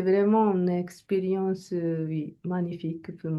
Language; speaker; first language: French; non-native, learner; Japanese